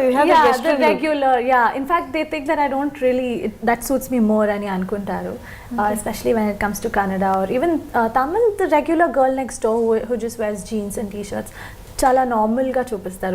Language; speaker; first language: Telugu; non-native, local second language; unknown